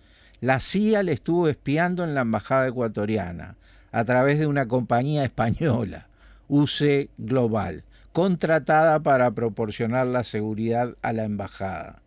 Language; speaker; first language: Spanish; native; Spanish